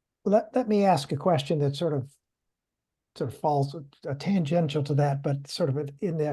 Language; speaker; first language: English; native; English